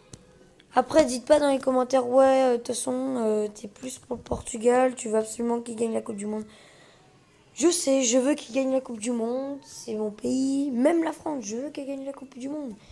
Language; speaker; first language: French; early bilingual, other home language; Portuguese